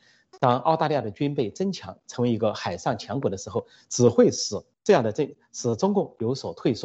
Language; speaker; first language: Chinese; native; Chinese